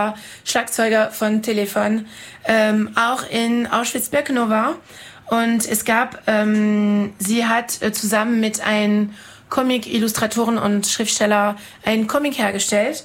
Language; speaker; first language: German; non-native, fluent; French